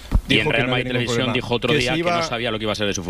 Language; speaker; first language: Spanish; native; Spanish